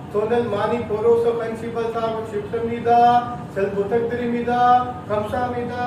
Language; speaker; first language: Korean; non-native, learner; Urdu